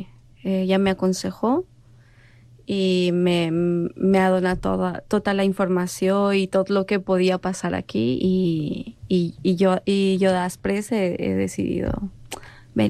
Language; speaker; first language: Catalan; non-native, learner; Spanish